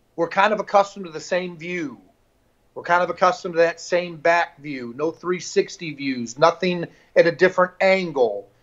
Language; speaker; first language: English; native; English